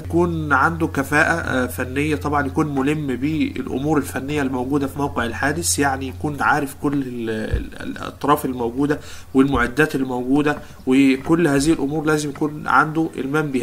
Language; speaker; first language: Arabic; native; Arabic